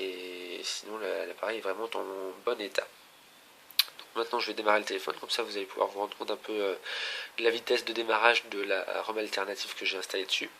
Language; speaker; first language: French; native; French